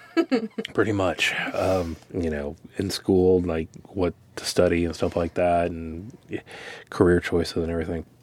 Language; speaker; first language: English; native; English